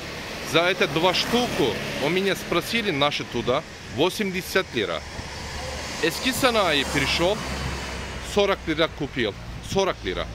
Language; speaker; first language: Russian; non-native, learner; Turkish